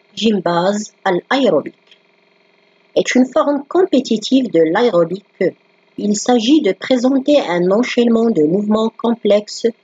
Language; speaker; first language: French; non-native, local second language; Arabic